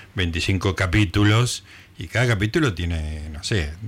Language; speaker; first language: Spanish; native; Spanish